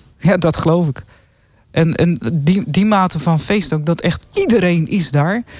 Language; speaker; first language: Dutch; native; Dutch